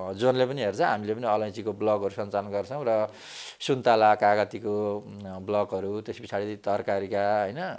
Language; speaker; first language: Nepali; native; Nepali